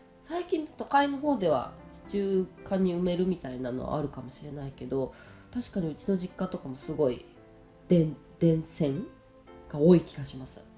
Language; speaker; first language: Japanese; native; Japanese